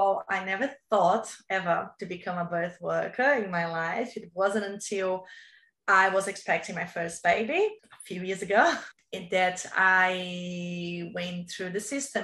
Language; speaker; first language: English; non-native, fluent; Portuguese